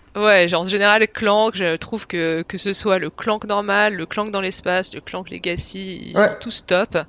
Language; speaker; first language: French; native; French